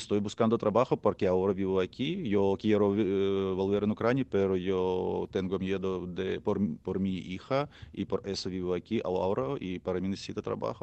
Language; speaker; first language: Spanish; non-native, learner; Ukrainian